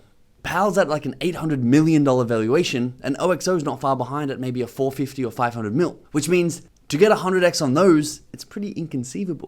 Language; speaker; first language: English; native; English